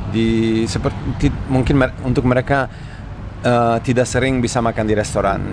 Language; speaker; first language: Indonesian; non-native, learner; Italian